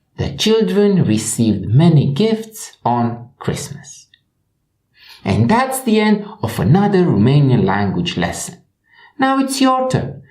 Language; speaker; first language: English; non-native, fluent; Romanian